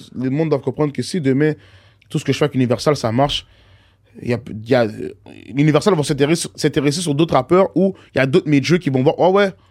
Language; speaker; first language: French; native; French